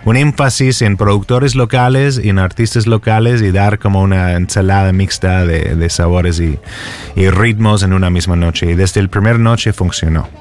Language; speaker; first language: Spanish; non-native, fluent; English